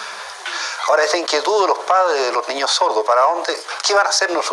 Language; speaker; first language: Spanish; native; Spanish